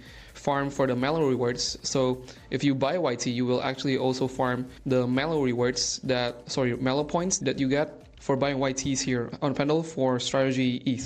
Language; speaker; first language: English; non-native, fluent; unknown